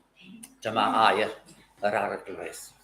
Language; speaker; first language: Welsh; native; Welsh